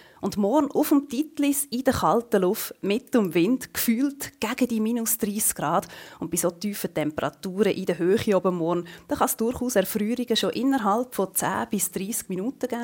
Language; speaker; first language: German; native; German